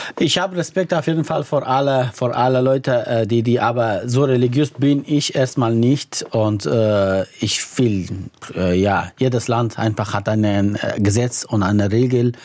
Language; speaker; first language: German; non-native, learner; Persian